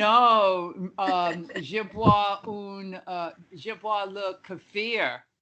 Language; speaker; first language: French; non-native, learner; English